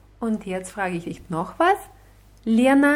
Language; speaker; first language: German; non-native, fluent; Russian